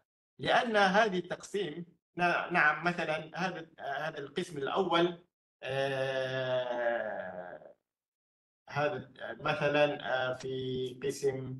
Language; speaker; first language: Arabic; non-native, fluent; Malay